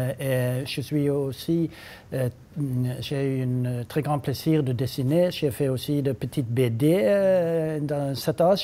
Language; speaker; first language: French; non-native, learner; Norwegian